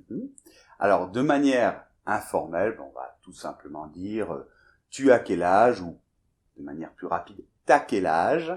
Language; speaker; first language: French; native; French